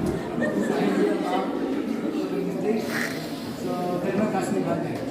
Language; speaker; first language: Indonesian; non-native, learner; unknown